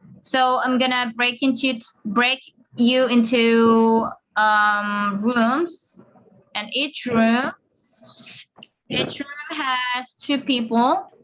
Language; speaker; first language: English; non-native, fluent; Indonesian